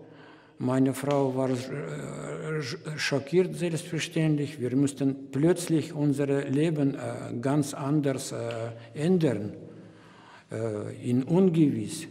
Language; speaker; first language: German; non-native, learner; Russian